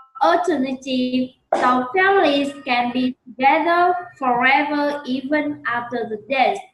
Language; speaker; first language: English; non-native, learner; Vietnamese